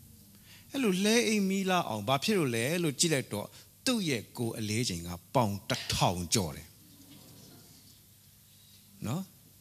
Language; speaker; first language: Burmese; non-native, local second language; Hakha Chin